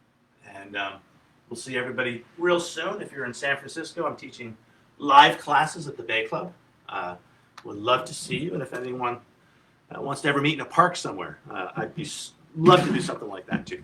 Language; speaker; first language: English; native; English